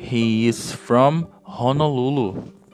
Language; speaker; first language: English; non-native, fluent; Portuguese